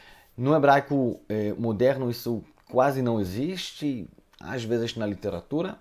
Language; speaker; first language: Portuguese; non-native, fluent; Hebrew